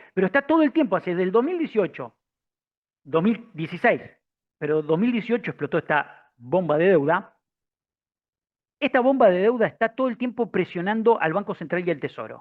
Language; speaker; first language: Spanish; native; Spanish